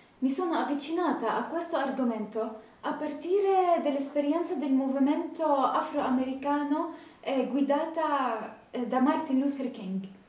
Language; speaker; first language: Italian; non-native, fluent; Arabic